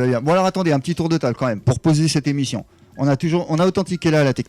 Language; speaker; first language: French; native; French